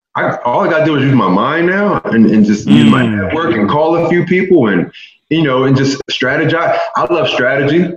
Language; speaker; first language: English; native; English